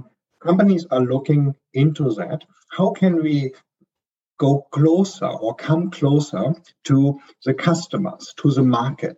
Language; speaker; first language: English; non-native, fluent; German